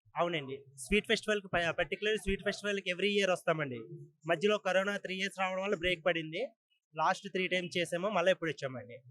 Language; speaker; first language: Telugu; native; Telugu